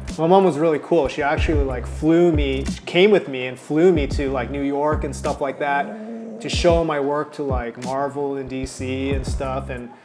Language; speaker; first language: English; native; English